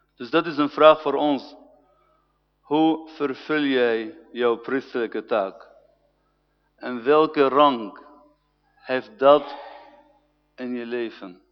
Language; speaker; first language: Dutch; non-native, fluent; Arabic